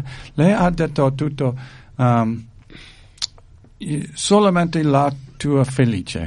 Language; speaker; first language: Italian; non-native, learner; English